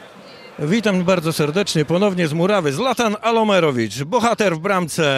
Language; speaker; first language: Polish; native; Polish